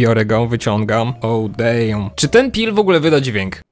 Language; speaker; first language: Polish; native; Polish